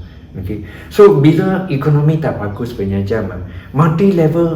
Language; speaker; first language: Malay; non-native, local second language; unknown